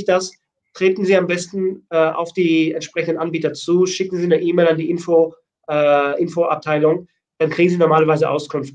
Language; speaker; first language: German; native; German